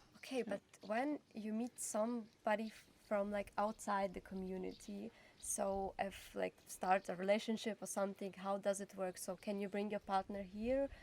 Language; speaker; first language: English; non-native, fluent; Ukrainian